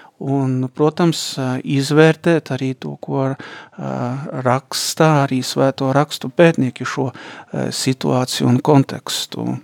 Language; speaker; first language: Latvian; native; Latvian